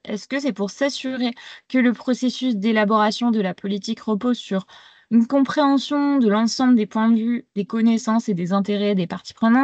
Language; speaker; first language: French; native; French